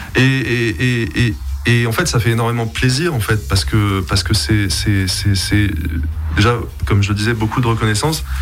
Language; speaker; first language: French; native; French